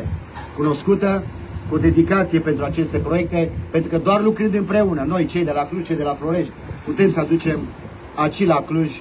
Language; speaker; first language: Romanian; native; Romanian